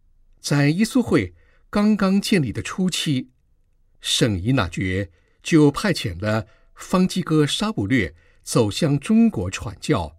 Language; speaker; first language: Chinese; native; Chinese